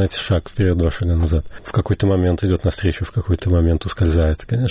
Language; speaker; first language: Russian; native; Russian